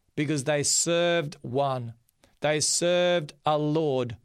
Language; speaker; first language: English; early bilingual, other home language; Macedonian